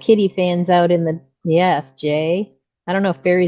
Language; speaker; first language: English; native; English